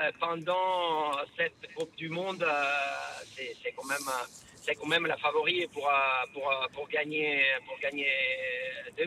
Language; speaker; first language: French; non-native, fluent; Italian